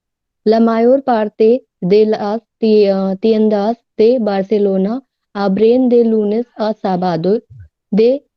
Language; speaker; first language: Spanish; non-native, learner; Hindi